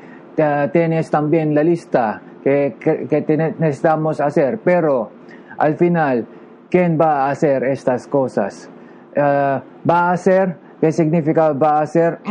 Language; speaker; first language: Spanish; non-native, learner; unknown